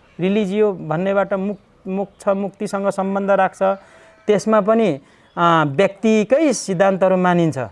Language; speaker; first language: Nepali; non-native, local second language; Limbu